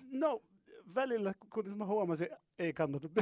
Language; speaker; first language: Finnish; non-native, learner; Arabic